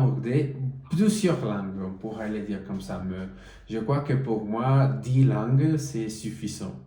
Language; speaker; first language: French; non-native, learner; Spanish